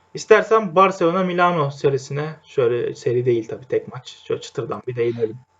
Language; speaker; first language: Turkish; native; Turkish